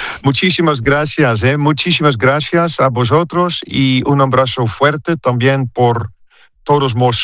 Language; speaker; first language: Spanish; non-native, fluent; Dutch